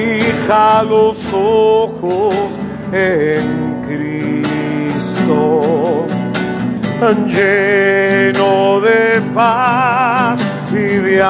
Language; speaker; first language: Spanish; native; Spanish